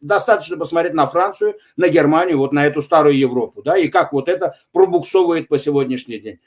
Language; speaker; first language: Russian; non-native, local second language; Azerbaijani